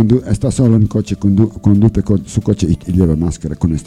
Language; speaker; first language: Spanish; non-native, learner; English